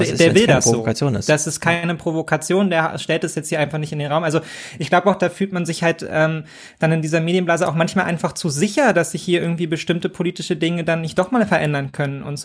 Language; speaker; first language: German; native; German